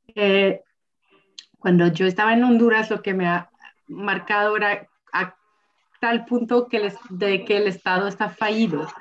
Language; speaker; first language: Spanish; non-native, fluent; French